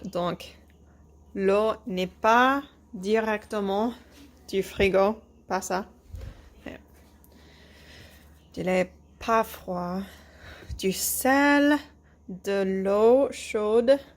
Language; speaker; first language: French; non-native, fluent; English